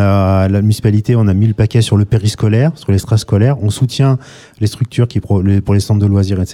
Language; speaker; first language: French; native; French